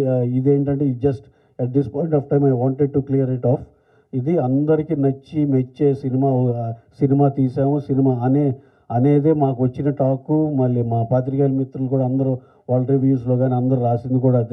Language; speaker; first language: Telugu; native; Telugu